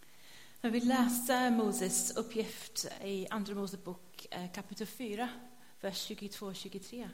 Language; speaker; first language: Swedish; non-native, fluent; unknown